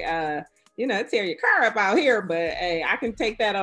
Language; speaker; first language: English; native; English